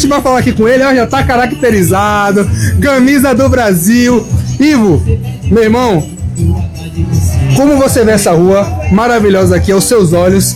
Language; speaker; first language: Portuguese; native; Portuguese